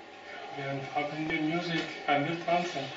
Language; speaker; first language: German; non-native, learner; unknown